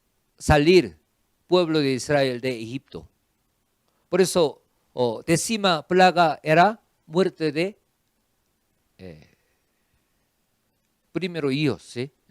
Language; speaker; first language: Spanish; non-native, fluent; Korean